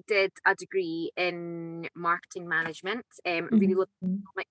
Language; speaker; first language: English; native; English